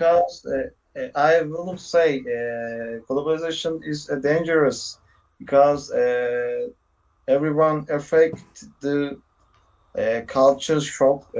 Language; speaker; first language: English; non-native, learner; Turkish